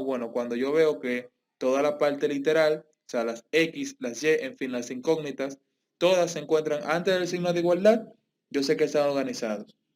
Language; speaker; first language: Spanish; native; Spanish